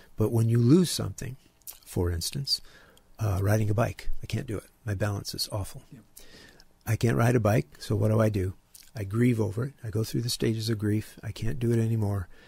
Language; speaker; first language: English; native; English